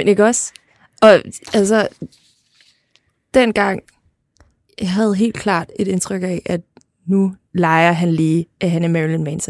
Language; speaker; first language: Danish; native; Danish